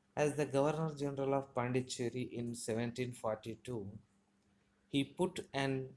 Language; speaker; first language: English; non-native, local second language; Telugu